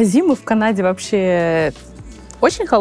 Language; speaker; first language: Russian; native; Russian